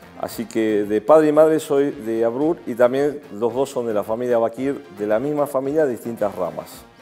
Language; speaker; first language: Spanish; early bilingual, other home language; Arabic